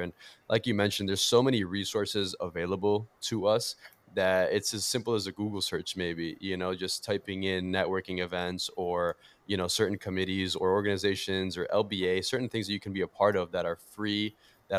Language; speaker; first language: English; early bilingual, other home language; Portuguese